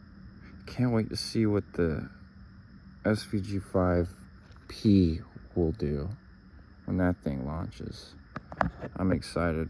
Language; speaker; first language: English; native; English